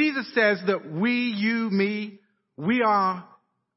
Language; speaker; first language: English; native; English